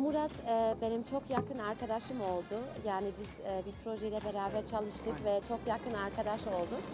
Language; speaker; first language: Turkish; non-native, fluent; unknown